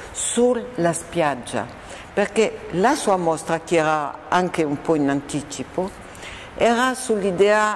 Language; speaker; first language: Italian; non-native, fluent; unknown